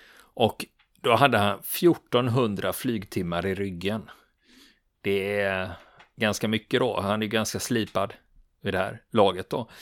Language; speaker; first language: Swedish; native; Swedish